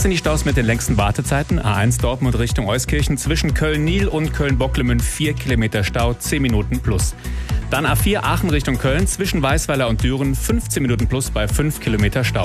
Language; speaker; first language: German; native; German